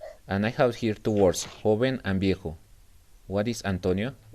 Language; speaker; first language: English; non-native, learner; Spanish